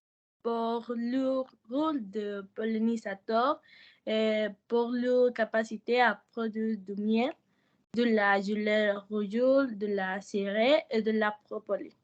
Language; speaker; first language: French; non-native, learner; Spanish